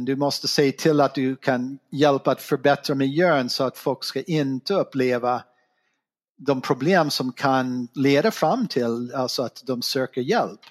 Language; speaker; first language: Swedish; non-native, fluent; English